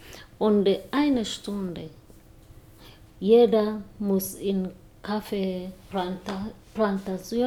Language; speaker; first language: German; non-native, learner; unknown